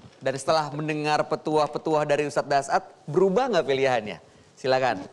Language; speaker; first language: Indonesian; native; Indonesian